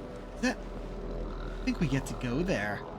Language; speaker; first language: English; native; English